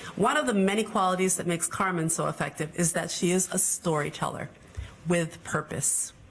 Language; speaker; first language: English; native; English